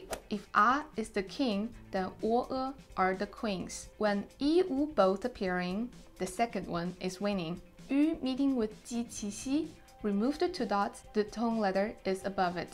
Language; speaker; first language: English; non-native, fluent; Chinese